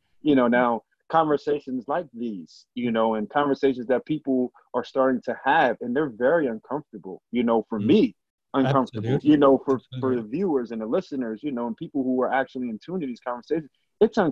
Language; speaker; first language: English; native; English